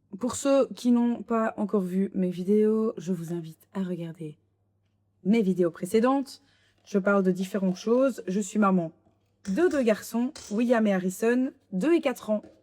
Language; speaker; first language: French; native; French